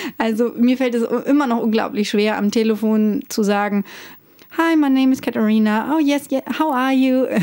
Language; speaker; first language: German; native; German